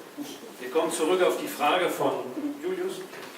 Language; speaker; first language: German; non-native, fluent; French